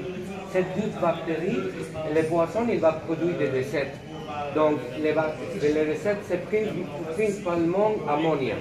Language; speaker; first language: French; non-native, learner; Spanish